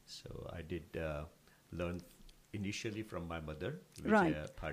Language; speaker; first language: English; non-native, local second language; Marathi